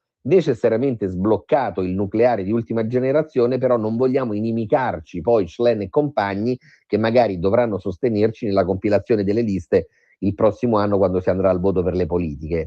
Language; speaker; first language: Italian; native; Italian